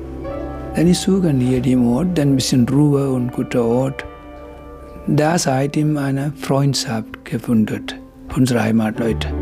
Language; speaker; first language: German; non-native, learner; Tamil